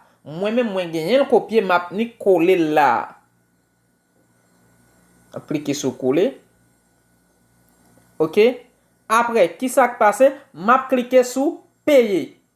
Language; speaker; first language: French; non-native, local second language; Haitian Creole